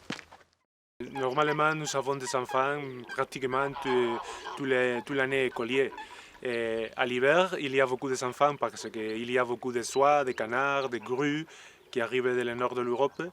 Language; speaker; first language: French; non-native, learner; Spanish